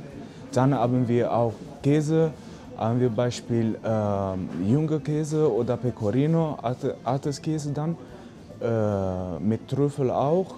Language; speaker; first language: German; non-native, learner; Italian